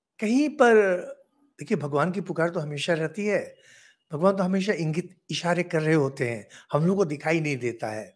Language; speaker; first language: Hindi; non-native, local second language; Bangla